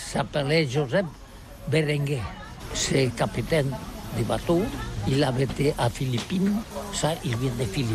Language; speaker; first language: French; non-native, learner; Catalan